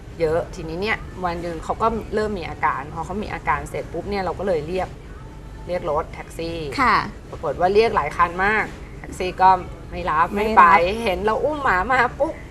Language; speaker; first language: Thai; native; Thai